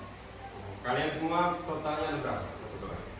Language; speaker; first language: Indonesian; native; Indonesian